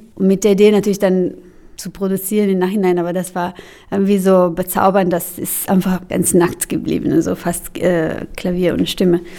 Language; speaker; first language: German; non-native, fluent; Italian